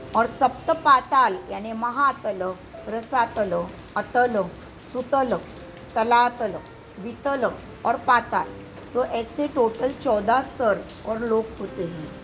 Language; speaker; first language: Hindi; non-native, local second language; Marathi